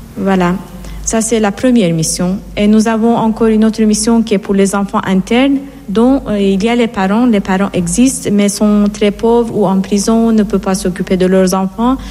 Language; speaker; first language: French; non-native, fluent; Persian